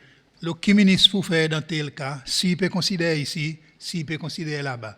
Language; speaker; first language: French; non-native, local second language; Seselwa Creole French